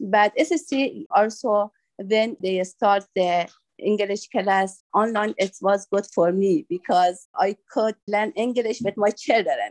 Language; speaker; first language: English; non-native, learner; Persian